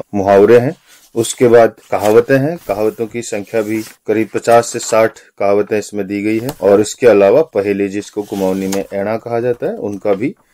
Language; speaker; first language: Hindi; non-native, local second language; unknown